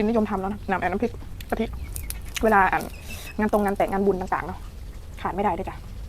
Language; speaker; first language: Thai; non-native, local second language; Northern Khmer